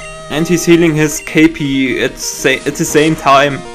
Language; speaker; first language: English; non-native, learner; German